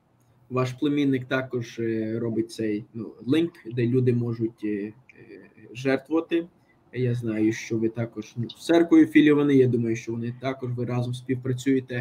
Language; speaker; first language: Ukrainian; early bilingual, heritage; Ukrainian